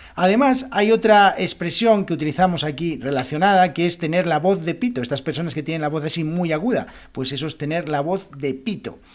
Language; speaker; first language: Spanish; native; Spanish